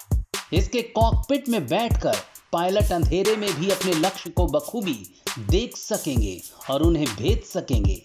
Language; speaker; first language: Hindi; native; Hindi